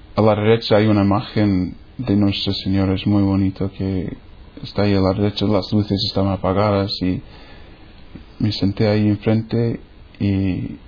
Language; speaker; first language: Spanish; non-native, fluent; English